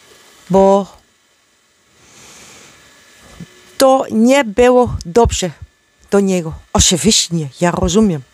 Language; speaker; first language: Polish; non-native, learner; Dutch